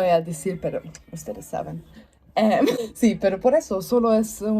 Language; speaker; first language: Spanish; non-native, learner; German